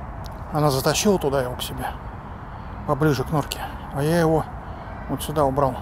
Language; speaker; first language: Russian; native; Russian